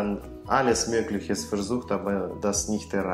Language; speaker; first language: German; non-native, fluent; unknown